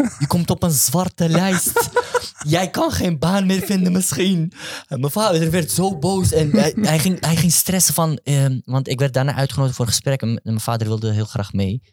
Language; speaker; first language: Dutch; early bilingual, other home language; Turkish